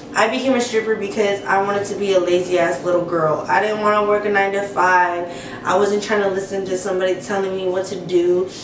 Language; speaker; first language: English; native; English